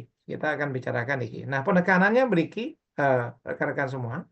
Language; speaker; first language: Indonesian; non-native, local second language; Balinese